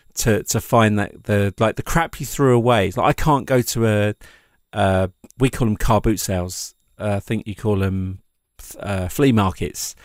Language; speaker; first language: English; native; English